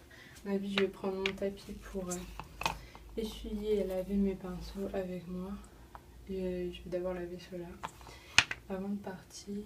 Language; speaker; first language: French; native; French